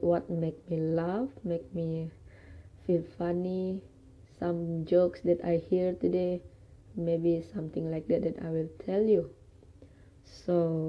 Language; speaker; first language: English; non-native, local second language; Malay